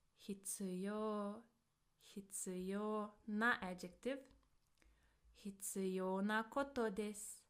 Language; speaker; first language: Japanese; non-native, fluent; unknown